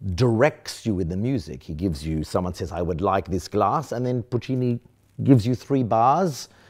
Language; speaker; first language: English; native; English